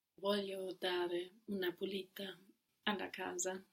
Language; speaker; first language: Italian; non-native, learner; English